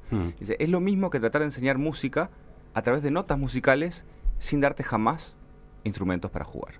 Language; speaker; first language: Spanish; native; Spanish